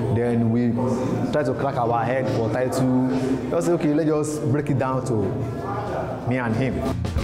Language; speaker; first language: English; non-native, local second language; Yoruba